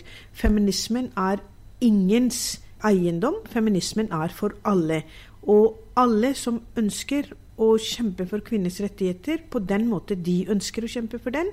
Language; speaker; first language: Norwegian; non-native, fluent; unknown